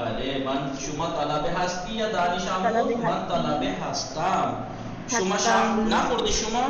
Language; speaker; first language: Persian; non-native, fluent; Urdu